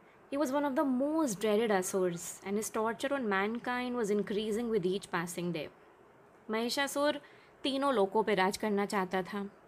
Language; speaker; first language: English; non-native, local second language; Hindi